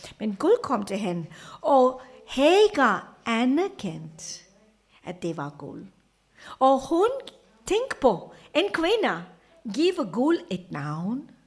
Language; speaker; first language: Danish; non-native, fluent; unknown